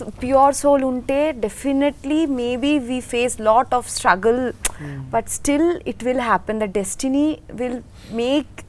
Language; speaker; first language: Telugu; non-native, learner; Bangla